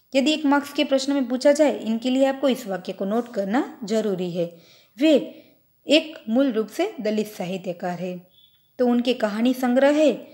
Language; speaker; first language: Hindi; non-native, local second language; Gujarati